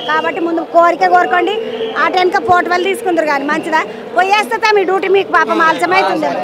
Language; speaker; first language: Telugu; native; Telugu